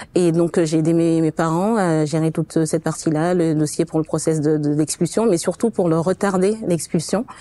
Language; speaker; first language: French; non-native, fluent; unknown